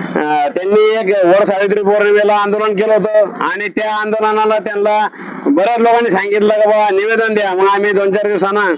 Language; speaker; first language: Marathi; native; Marathi